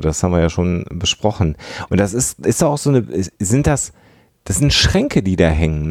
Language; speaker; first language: German; native; German